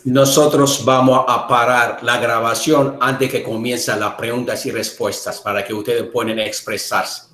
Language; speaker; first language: Spanish; non-native, learner; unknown